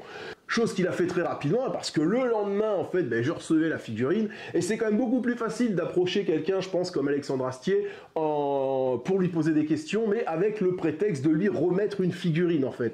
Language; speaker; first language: French; native; French